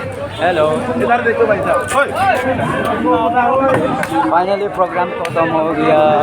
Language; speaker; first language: Hindi; non-native, local second language; Chakma